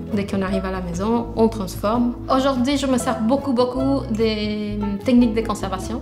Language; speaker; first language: French; non-native, fluent; Spanish